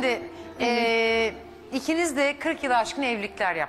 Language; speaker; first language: Turkish; native; Turkish